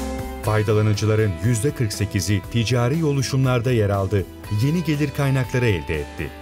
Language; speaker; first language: Turkish; native; Turkish